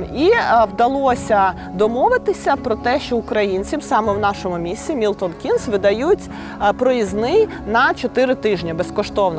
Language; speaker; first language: Ukrainian; native; Ukrainian